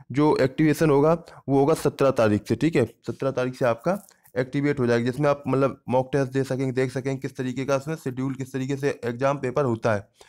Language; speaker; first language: Hindi; native; Hindi